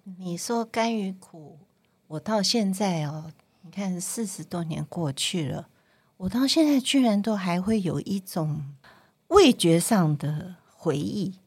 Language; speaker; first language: Chinese; non-native, local second language; Cantonese